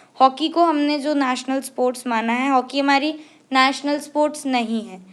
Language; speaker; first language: Hindi; non-native, local second language; Odia